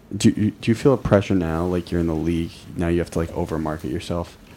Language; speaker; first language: English; native; English